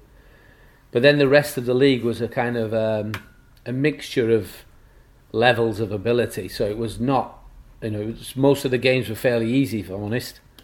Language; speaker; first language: English; native; English